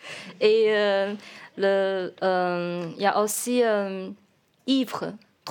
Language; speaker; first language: French; non-native, learner; Chinese